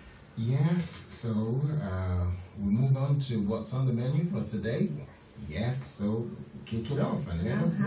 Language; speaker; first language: English; non-native, local second language; Yoruba